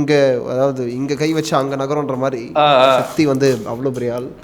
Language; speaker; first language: Tamil; native; Tamil